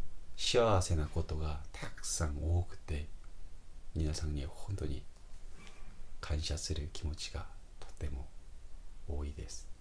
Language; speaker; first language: Japanese; non-native, fluent; Korean